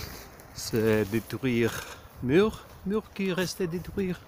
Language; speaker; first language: French; non-native, learner; Ukrainian